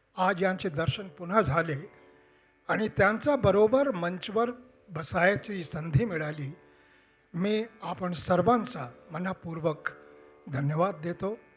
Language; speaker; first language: Marathi; non-native, local second language; Hindi